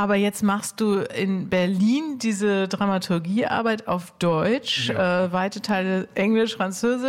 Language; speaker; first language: German; native; German